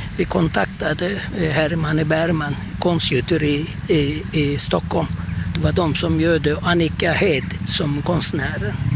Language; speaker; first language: Swedish; non-native, fluent; Turkish